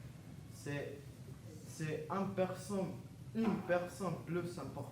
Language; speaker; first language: French; non-native, learner; Spanish